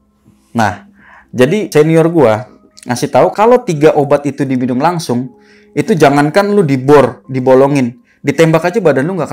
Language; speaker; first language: Indonesian; native; Indonesian